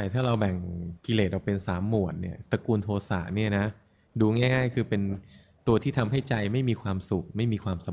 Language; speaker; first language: Thai; native; Thai